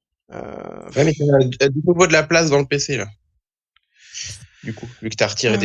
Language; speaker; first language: French; native; French